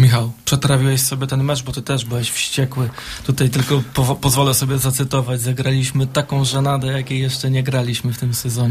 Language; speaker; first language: Polish; native; Polish